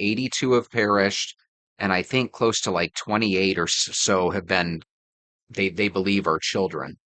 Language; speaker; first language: English; native; English